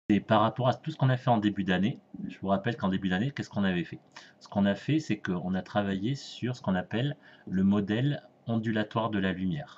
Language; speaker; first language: French; native; French